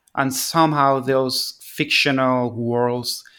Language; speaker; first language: English; non-native, fluent; Spanish